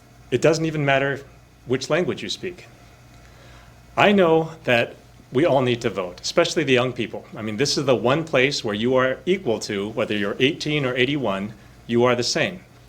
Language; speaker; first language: English; early bilingual, other home language; Korean